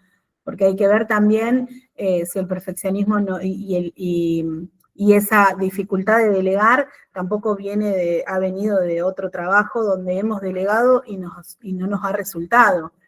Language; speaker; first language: Spanish; native; Spanish